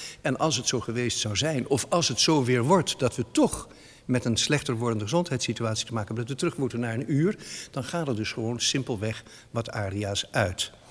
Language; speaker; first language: Dutch; native; Dutch